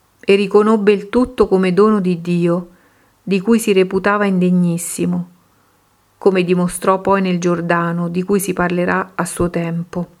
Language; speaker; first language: Italian; native; Italian